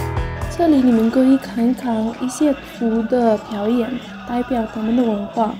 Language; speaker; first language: Chinese; non-native, learner; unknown